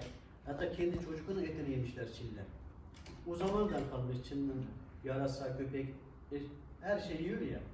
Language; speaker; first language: Turkish; non-native, learner; Uyghur